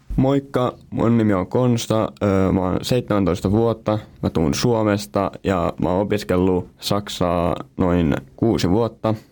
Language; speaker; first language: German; non-native, learner; Finnish